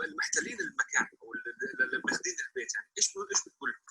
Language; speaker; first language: Arabic; native; Arabic